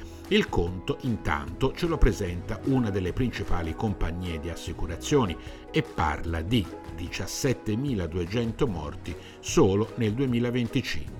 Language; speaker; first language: Italian; native; Italian